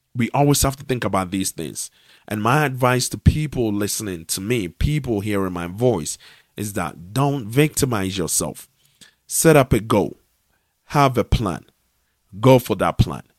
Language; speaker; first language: English; non-native, local second language; Akan